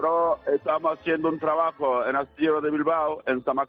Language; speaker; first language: Spanish; non-native, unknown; Turkish